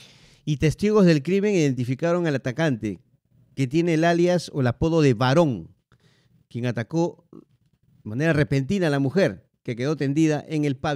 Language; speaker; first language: Spanish; native; Spanish